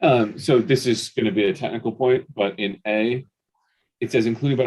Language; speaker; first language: English; native; English